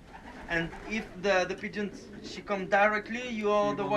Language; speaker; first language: English; non-native, learner; French